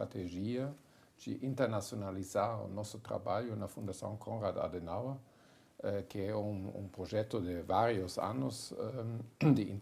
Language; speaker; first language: Portuguese; non-native, fluent; German